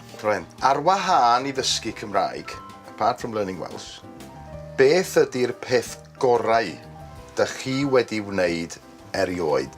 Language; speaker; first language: Welsh; native; Welsh